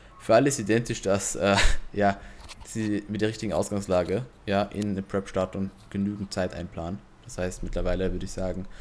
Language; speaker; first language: German; native; German